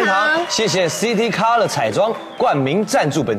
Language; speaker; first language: Chinese; native; Chinese